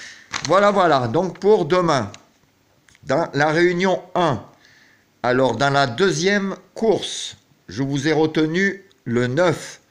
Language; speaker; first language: French; native; French